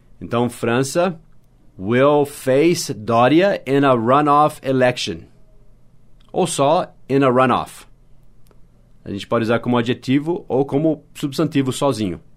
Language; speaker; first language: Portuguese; non-native, fluent; English